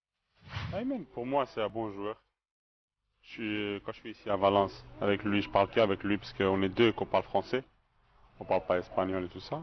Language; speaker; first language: French; non-native, local second language; Arabic